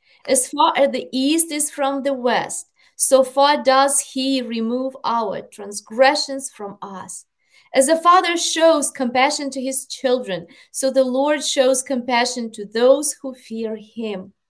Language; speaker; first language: English; non-native, fluent; Ukrainian